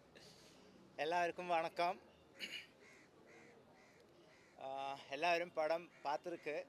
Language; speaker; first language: Tamil; non-native, learner; Malayalam